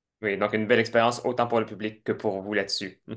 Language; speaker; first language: French; native; French